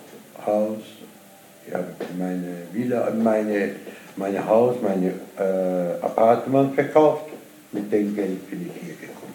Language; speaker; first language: German; non-native, learner; Persian